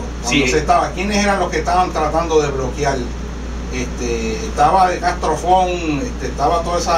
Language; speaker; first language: Spanish; native; Spanish